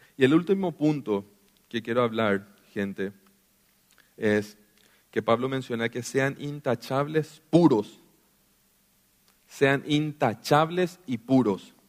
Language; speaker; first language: Spanish; native; Spanish